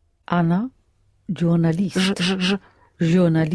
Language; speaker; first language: Russian; non-native, learner; English